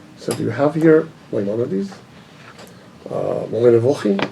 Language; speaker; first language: English; non-native, fluent; Hebrew